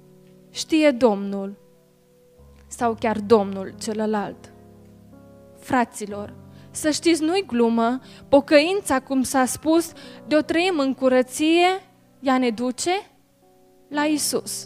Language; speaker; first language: Romanian; native; Romanian